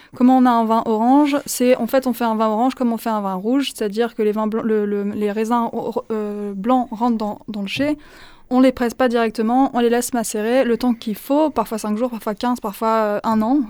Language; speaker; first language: French; native; French